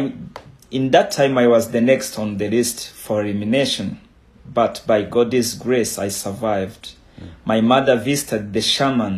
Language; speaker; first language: English; non-native, local second language; Kinyarwanda